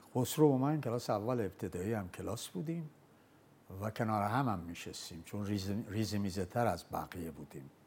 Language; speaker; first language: Persian; non-native, local second language; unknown